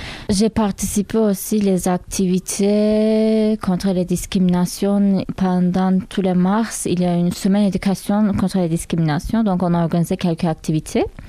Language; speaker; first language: French; non-native, learner; Turkish